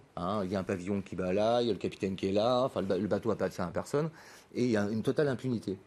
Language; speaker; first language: French; native; French